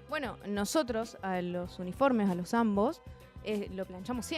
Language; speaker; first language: Spanish; native; Spanish